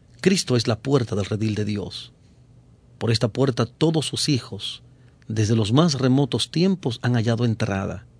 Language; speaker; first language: Spanish; native; Spanish